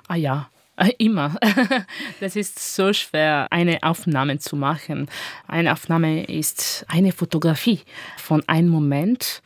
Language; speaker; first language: German; non-native, learner; Italian